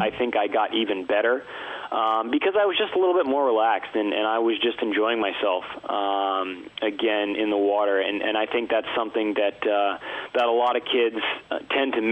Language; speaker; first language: English; native; English